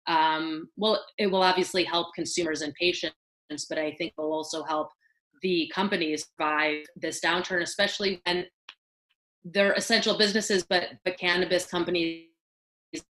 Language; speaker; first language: English; native; English